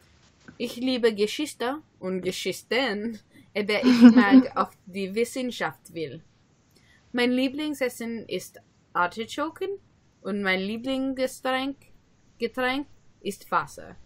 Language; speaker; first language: German; non-native, learner; English